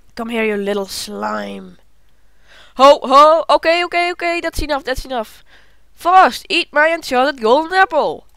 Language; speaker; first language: English; non-native, learner; Dutch